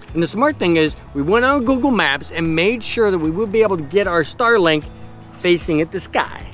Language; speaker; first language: English; native; English